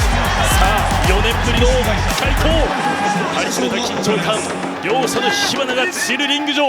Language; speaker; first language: Japanese; native; Japanese